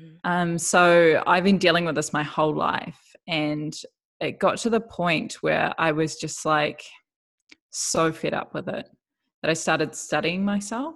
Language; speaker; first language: English; native; English